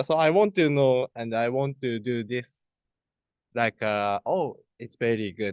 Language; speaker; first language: English; non-native, learner; Japanese